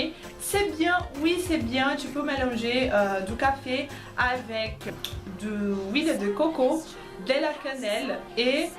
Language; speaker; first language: French; non-native, fluent; Portuguese